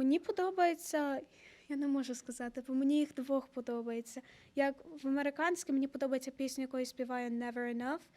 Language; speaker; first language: Ukrainian; early bilingual, heritage; Ukrainian